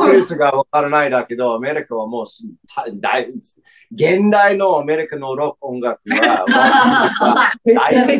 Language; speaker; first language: Japanese; non-native, fluent; English